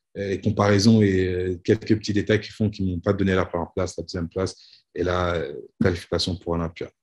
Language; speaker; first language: French; native; French